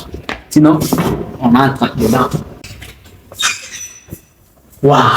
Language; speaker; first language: French; non-native, local second language; Rundi